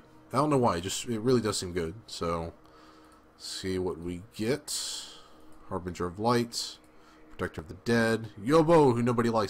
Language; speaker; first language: English; native; English